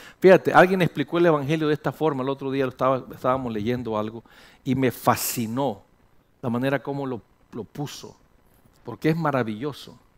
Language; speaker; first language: Spanish; early bilingual, heritage; Spanish